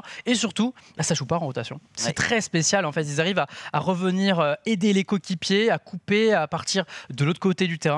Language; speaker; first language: French; native; French